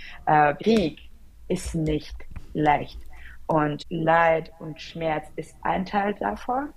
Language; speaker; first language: German; non-native, fluent; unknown